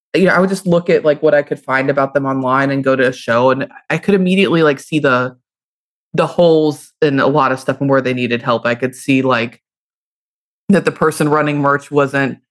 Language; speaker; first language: English; native; English